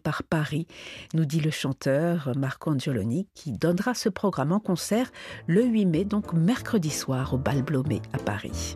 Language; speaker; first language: French; native; French